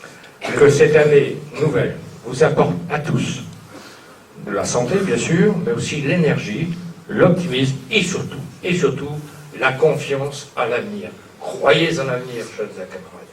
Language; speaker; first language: French; native; French